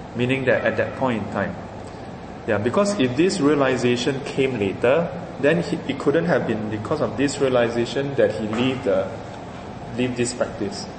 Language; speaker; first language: English; non-native, local second language; Chinese